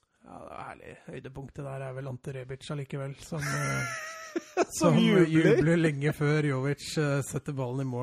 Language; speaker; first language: Norwegian; native; Norwegian